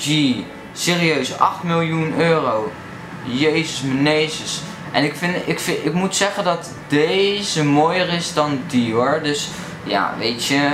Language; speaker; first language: Dutch; native; Dutch